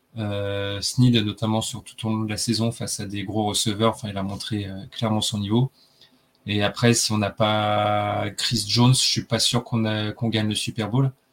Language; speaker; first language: French; native; French